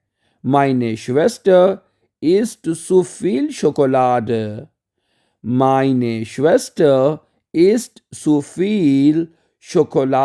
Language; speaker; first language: German; non-native, fluent; Urdu